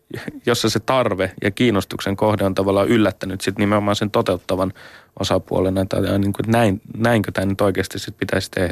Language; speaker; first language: Finnish; native; Finnish